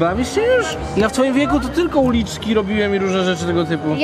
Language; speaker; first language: Polish; native; Polish